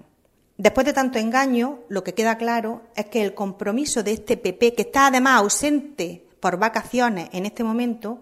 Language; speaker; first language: Spanish; native; Spanish